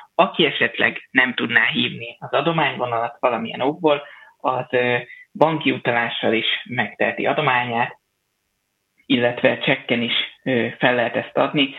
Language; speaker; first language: Hungarian; native; Hungarian